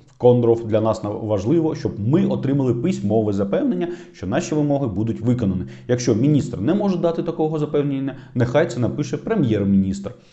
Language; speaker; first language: Ukrainian; non-native, local second language; Russian